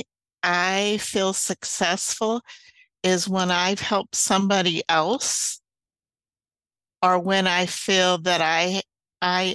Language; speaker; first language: English; native; English